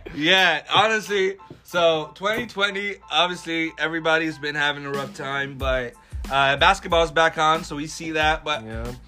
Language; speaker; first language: English; early bilingual, other home language; Arabic